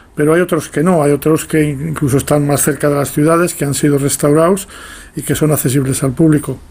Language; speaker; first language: Spanish; native; Spanish